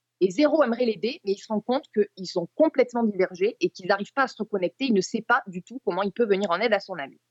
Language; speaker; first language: French; native; French